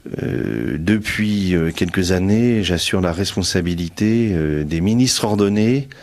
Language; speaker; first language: French; native; French